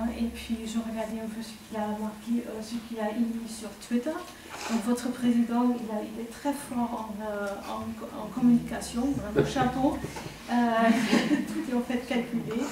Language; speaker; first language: French; non-native, fluent; German